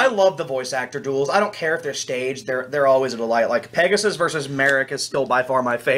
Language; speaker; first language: English; native; English